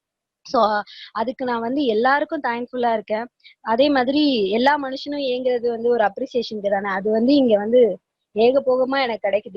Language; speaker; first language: Tamil; native; Tamil